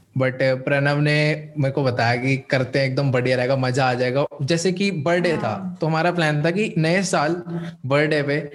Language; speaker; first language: Hindi; native; Hindi